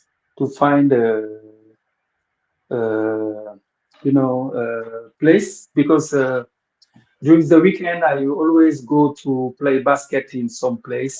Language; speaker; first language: English; non-native, local second language; Wolof